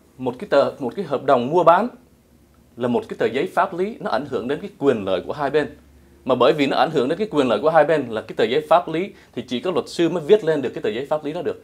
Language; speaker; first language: Vietnamese; early bilingual, heritage; Vietnamese